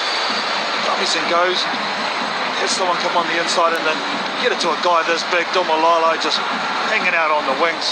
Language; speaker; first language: English; native; English